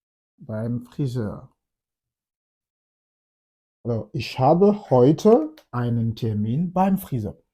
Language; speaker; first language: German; non-native, fluent; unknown